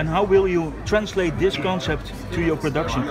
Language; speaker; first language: English; non-native, fluent; Dutch